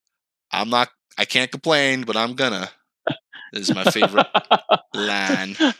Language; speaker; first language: English; native; English